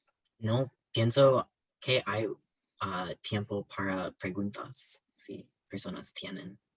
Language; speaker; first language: Spanish; non-native, learner; English